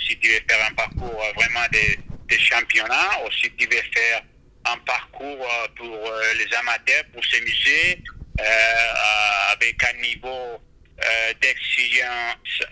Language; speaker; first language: French; non-native, fluent; Spanish